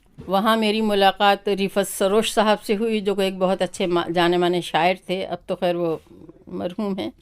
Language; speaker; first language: Urdu; native; Urdu